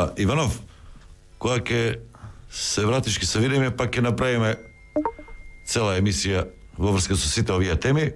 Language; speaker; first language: Macedonian; native; Macedonian